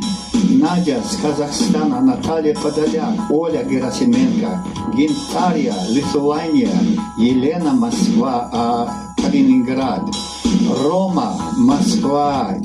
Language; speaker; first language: Russian; non-native, learner; English